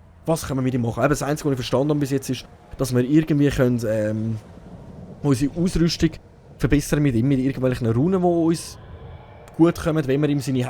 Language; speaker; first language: German; native; German